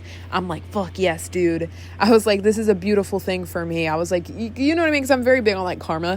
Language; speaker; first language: English; native; English